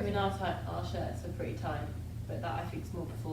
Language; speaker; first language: English; native; English